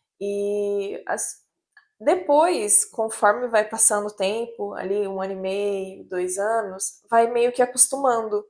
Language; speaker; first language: Portuguese; native; Portuguese